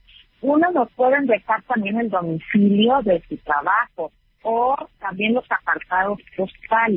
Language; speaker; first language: Spanish; native; Spanish